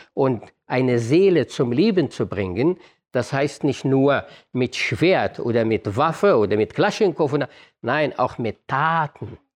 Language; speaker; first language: German; non-native, fluent; Arabic